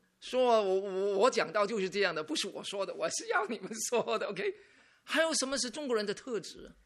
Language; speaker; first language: Chinese; non-native, local second language; Cantonese